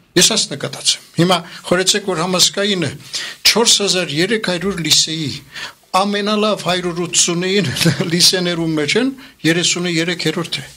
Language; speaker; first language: Armenian; early bilingual, heritage; Armenian